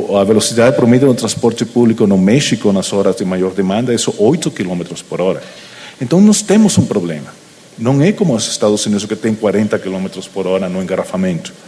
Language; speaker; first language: Portuguese; non-native, learner; Spanish